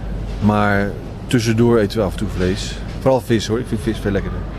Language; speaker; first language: Dutch; native; Dutch